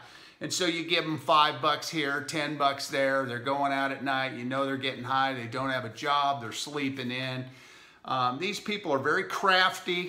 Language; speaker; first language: English; native; English